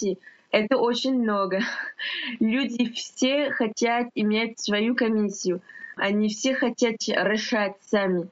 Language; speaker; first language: Russian; non-native, fluent; French